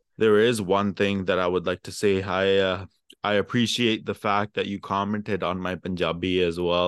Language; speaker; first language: English; early bilingual, other home language; Punjabi